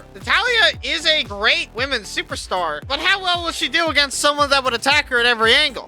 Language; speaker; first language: English; native; English